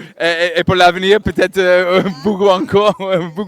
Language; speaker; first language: French; non-native, learner; English